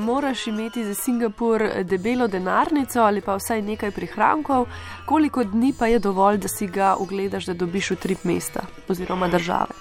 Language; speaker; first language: Slovenian; native; Slovenian